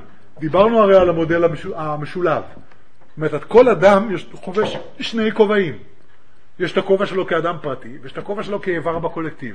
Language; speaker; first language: Hebrew; native; Hebrew